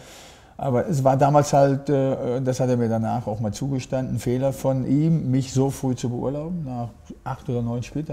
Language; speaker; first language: German; native; German